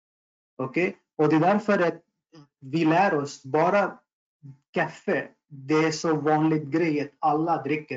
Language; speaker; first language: Swedish; non-native, fluent; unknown